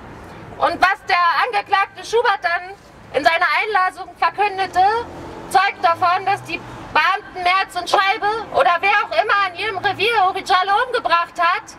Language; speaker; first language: German; native; German